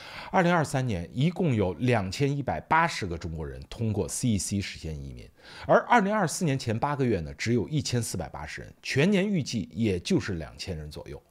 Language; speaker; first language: Chinese; native; Chinese